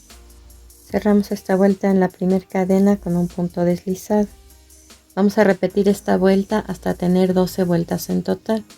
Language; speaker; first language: Spanish; native; Spanish